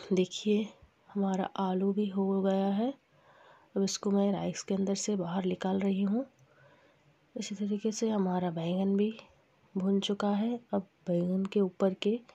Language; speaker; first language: Hindi; non-native, local second language; Bangla